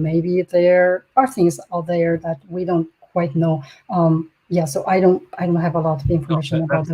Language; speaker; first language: English; non-native, fluent; Chinese